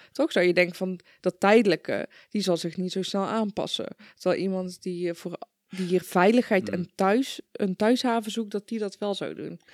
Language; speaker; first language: Dutch; early bilingual, other home language; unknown